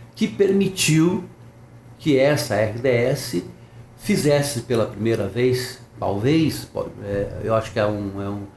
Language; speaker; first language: Portuguese; native; Portuguese